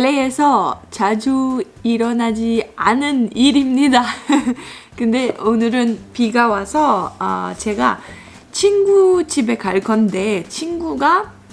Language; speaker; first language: Korean; non-native, fluent; French